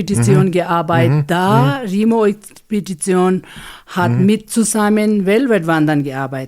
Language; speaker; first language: German; non-native, learner; Ladakhi